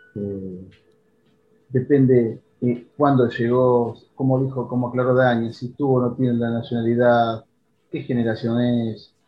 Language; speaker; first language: Spanish; native; Spanish